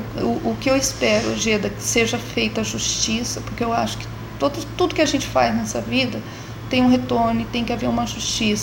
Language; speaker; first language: Portuguese; native; Portuguese